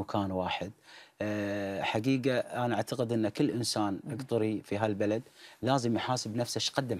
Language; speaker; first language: Arabic; native; Arabic